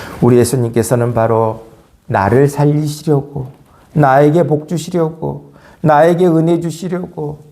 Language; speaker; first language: Korean; native; Korean